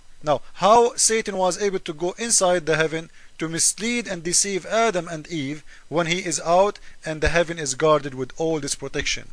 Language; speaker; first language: English; non-native, fluent; Arabic